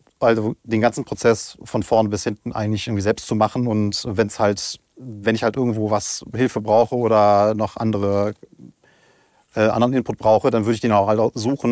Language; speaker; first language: German; native; German